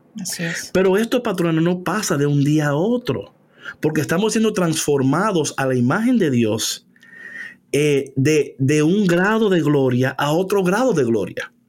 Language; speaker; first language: Spanish; early bilingual, heritage; Spanish